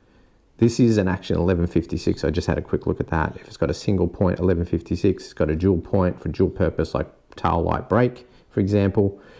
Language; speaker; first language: English; native; English